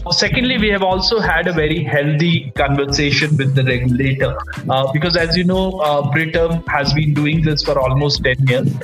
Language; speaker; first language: English; non-native, local second language; Hindi